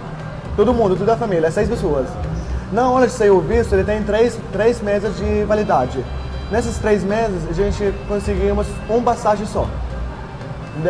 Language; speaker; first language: Portuguese; non-native, fluent; Arabic